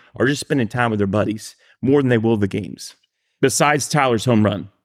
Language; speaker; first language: English; native; English